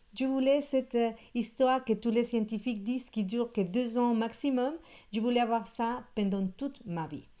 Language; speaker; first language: French; non-native, fluent; Spanish